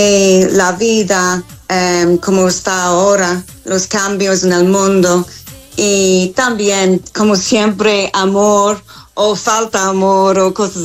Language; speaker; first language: Spanish; non-native, fluent; English